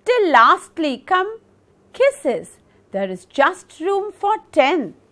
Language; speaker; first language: English; non-native, local second language; Punjabi